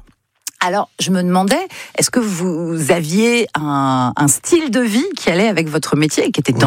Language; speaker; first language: French; native; French